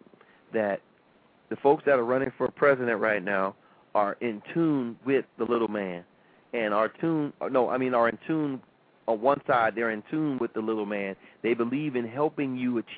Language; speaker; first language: English; native; English